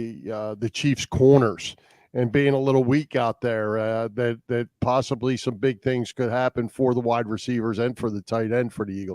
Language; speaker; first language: English; native; English